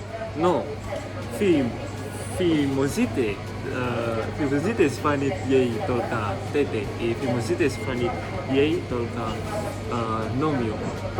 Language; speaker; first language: Russian; non-native, learner; Indonesian